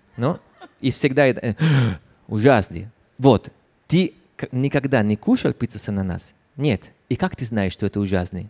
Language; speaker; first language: Russian; non-native, fluent; Italian